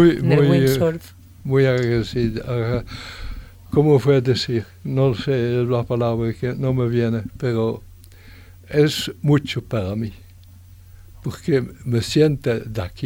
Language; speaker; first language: Spanish; non-native, fluent; French